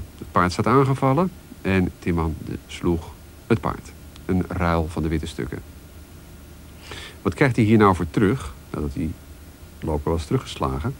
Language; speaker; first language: Dutch; native; Dutch